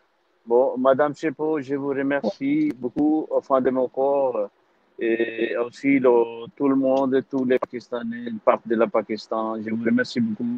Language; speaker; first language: French; non-native, learner; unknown